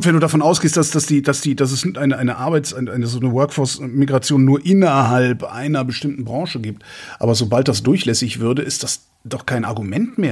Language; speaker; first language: German; native; German